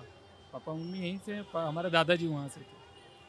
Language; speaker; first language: Hindi; native; Hindi